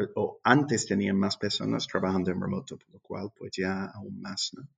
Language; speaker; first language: Spanish; non-native, fluent; English